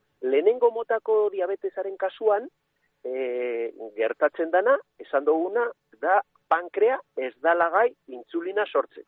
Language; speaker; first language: Basque; native; Basque